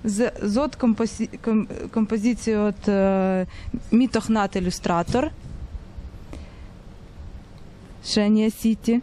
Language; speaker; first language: Hebrew; non-native, fluent; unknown